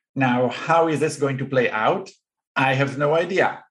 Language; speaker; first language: English; non-native, fluent; Hebrew